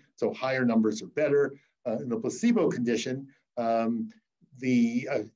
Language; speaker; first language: English; native; English